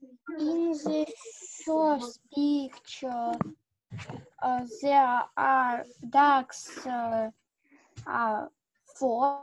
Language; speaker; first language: English; non-native, learner; Russian